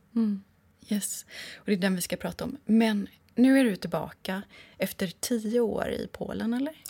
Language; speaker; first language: Swedish; native; Swedish